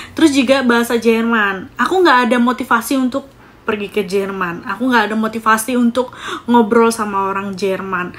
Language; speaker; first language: Indonesian; native; Indonesian